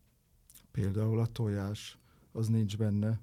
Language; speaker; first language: Hungarian; non-native, fluent; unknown